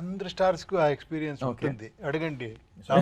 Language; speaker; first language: Telugu; non-native, local second language; Kannada